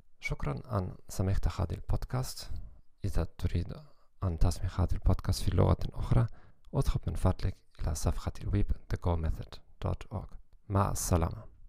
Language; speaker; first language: Arabic; non-native, learner; German